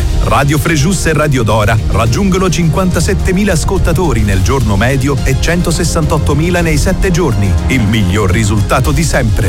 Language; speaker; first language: Italian; native; Italian